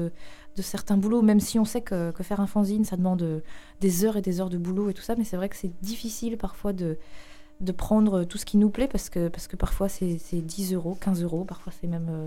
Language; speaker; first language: French; native; French